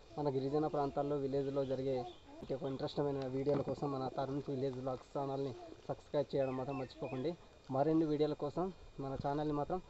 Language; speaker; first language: Telugu; non-native, local second language; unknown